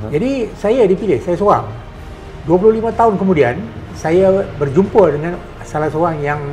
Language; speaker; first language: Malay; native; Malay